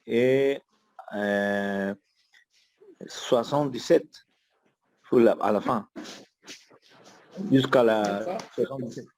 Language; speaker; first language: French; non-native, learner; Spanish